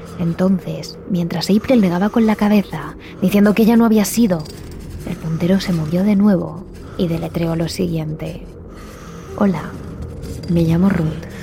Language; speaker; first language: Spanish; native; Spanish